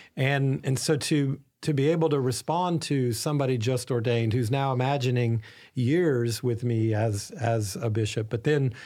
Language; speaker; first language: English; native; English